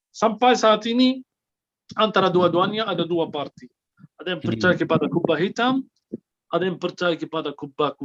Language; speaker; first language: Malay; non-native, fluent; Arabic